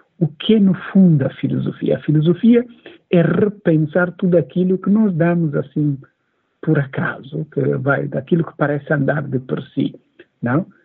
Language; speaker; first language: Portuguese; non-native, local second language; Upper Guinea Crioulo